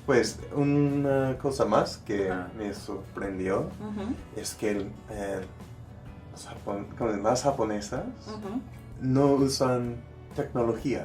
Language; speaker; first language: Spanish; non-native, learner; English